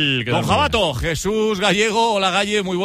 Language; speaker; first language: Spanish; native; Spanish